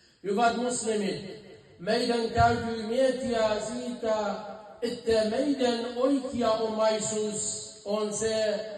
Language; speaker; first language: Finnish; non-native, fluent; Arabic